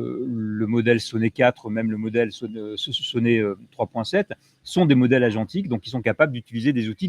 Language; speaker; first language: French; native; French